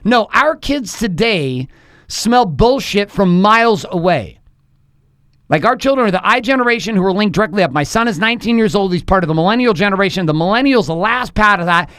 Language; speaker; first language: English; native; English